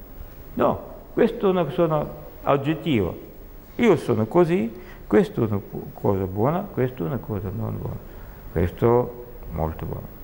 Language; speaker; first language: Italian; non-native, learner; Russian